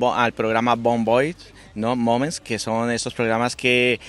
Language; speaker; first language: Spanish; native; Spanish